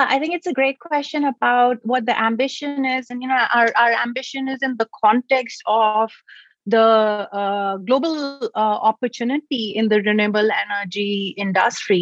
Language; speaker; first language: English; non-native, local second language; Hindi